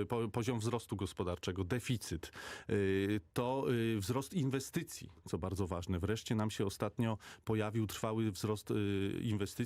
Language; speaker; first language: Polish; native; Polish